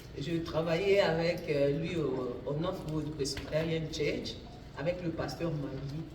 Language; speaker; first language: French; non-native, local second language; Lingala